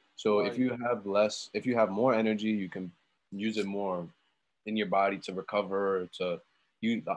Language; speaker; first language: English; native; English